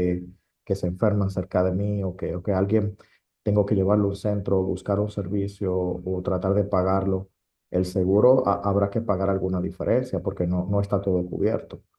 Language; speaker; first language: Spanish; native; Spanish